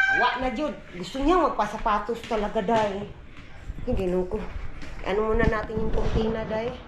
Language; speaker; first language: Filipino; non-native, local second language; Cebuano